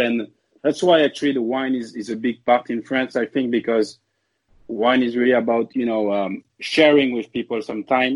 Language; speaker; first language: English; non-native, fluent; French